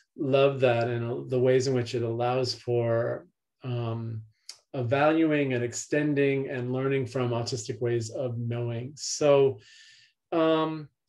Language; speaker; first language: English; native; English